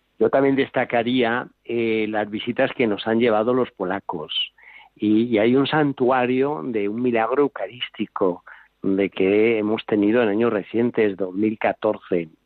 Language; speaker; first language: Spanish; native; Spanish